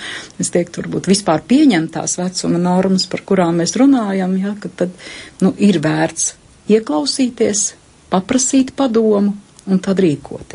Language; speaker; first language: Latvian; native; Latvian